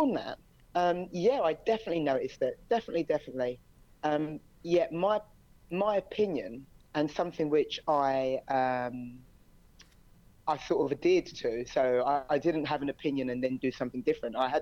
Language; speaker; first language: English; native; English